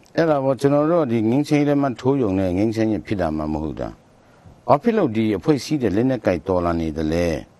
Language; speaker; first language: Burmese; non-native, local second language; Tedim Chin